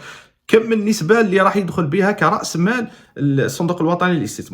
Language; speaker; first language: Arabic; native; Arabic